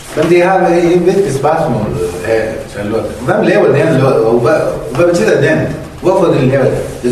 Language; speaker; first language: Danish; non-native, learner; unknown